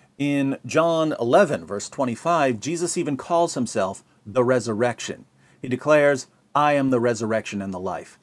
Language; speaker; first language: English; native; English